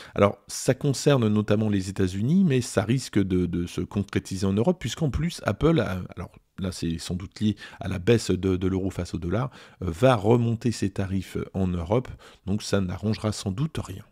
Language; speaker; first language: French; native; French